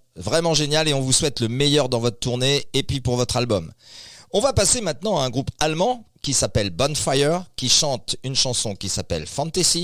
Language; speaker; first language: French; native; French